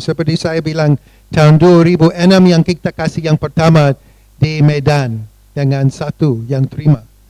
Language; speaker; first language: Indonesian; non-native, fluent; English